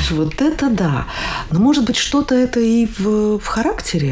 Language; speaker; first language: Russian; native; Russian